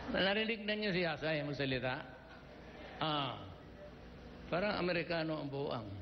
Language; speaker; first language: Filipino; non-native, local second language; Cebuano